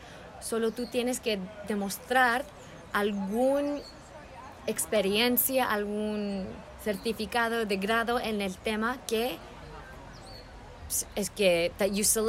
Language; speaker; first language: Spanish; early bilingual, heritage; English